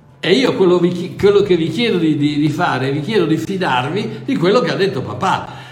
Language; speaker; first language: Italian; non-native, fluent; English